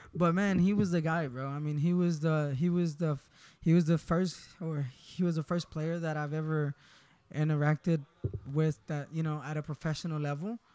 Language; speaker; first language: English; early bilingual, other home language; Spanish